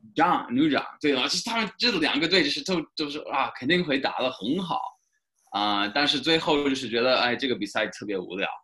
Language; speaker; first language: Chinese; non-native, fluent; English